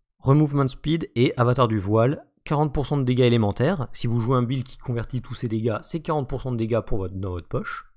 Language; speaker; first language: French; native; French